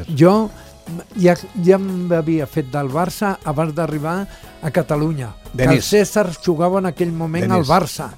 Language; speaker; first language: Catalan; non-native, local second language; Spanish